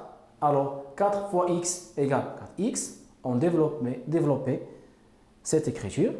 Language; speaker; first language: French; non-native, local second language; Arabic